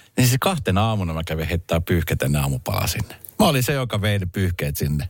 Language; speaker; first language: Finnish; native; Finnish